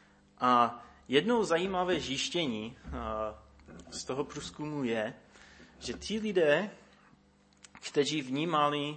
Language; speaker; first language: Czech; non-native, fluent; English